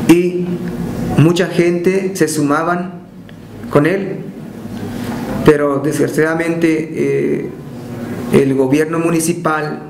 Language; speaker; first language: Spanish; non-native, local second language; Tzotzil